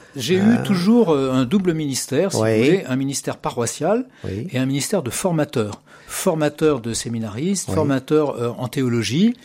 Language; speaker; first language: French; native; French